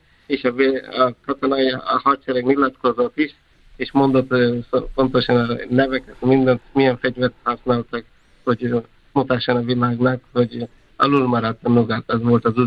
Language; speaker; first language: Hungarian; non-native, fluent; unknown